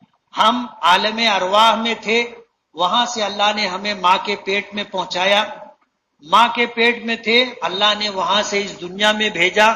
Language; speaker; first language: Urdu; native; Urdu